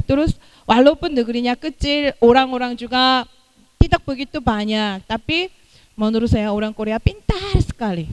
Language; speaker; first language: Indonesian; non-native, fluent; Korean